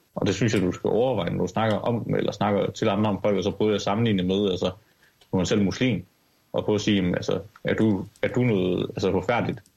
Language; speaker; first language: Danish; early bilingual, other home language; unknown